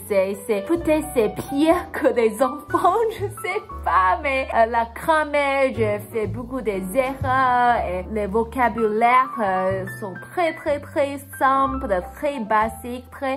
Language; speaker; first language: French; non-native, learner; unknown